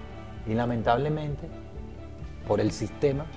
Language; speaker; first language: Spanish; native; Spanish